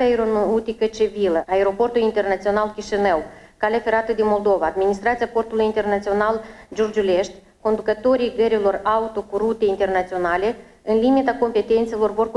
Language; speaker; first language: Romanian; native; Romanian